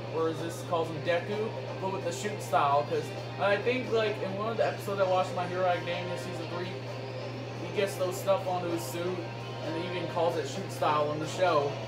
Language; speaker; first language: English; native; English